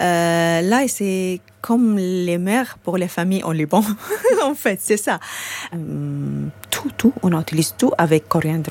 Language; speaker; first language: French; non-native, learner; Arabic